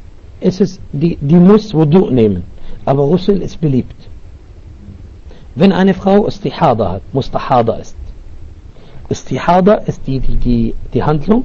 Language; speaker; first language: German; non-native, fluent; Arabic